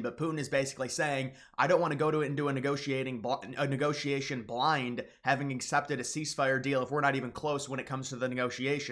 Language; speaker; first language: English; native; English